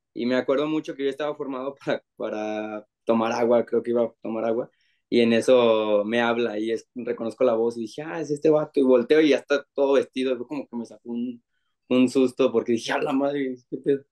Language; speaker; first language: Spanish; native; Spanish